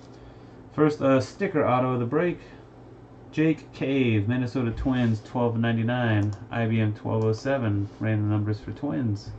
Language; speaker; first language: English; native; English